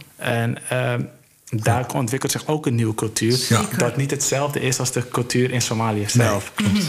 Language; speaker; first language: Dutch; early bilingual, other home language; Somali